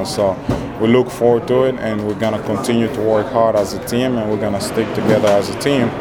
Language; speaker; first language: English; non-native, fluent; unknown